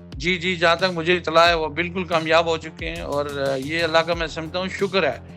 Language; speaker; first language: Urdu; non-native, local second language; Punjabi